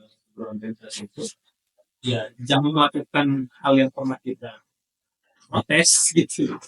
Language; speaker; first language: Indonesian; native; Indonesian